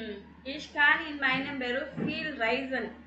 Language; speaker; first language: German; non-native, learner; Tamil